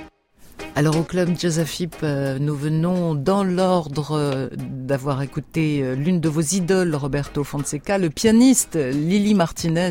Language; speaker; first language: French; native; French